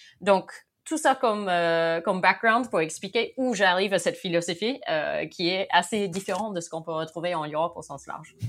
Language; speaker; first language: French; non-native, fluent; English